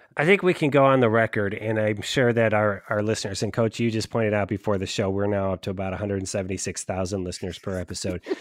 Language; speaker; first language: English; native; English